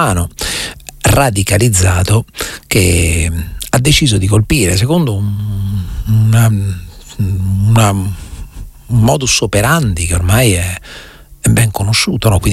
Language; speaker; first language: Italian; native; Italian